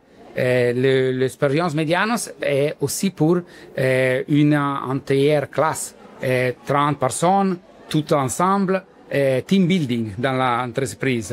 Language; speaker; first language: French; non-native, learner; Italian